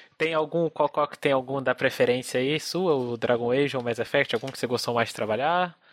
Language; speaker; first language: Portuguese; native; Portuguese